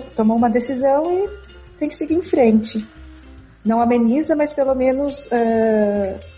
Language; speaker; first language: Portuguese; native; Portuguese